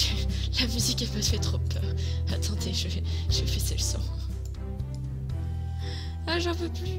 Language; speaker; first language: French; native; French